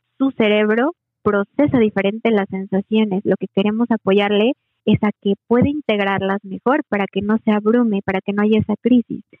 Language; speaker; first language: Spanish; native; Spanish